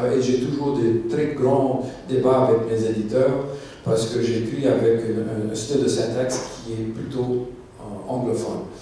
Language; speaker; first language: French; non-native, local second language; English